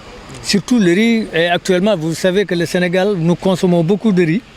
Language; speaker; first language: French; non-native, local second language; Fula